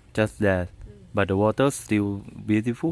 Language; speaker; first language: English; non-native, learner; Thai